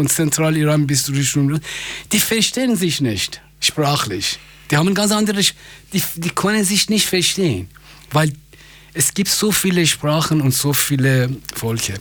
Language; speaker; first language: German; non-native, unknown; Persian